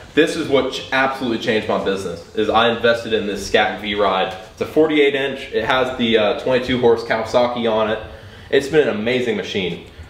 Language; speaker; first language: English; native; English